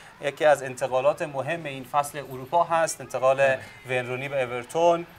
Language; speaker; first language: Persian; native; Persian